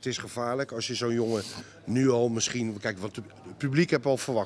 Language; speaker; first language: Dutch; native; Dutch